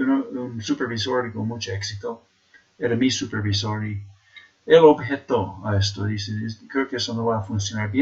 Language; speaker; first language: Spanish; non-native, fluent; English